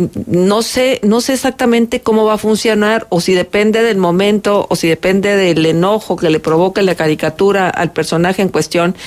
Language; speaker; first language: Spanish; native; Spanish